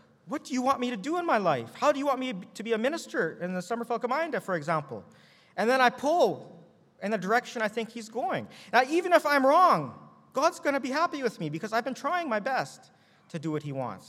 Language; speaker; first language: English; native; English